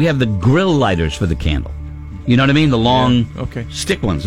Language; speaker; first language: English; native; English